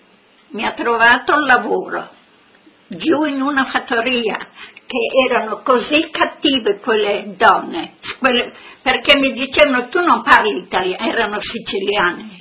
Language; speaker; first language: Italian; non-native, local second language; Friulian